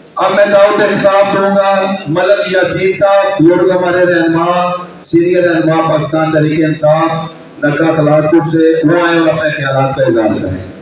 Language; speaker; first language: Urdu; non-native, local second language; Punjabi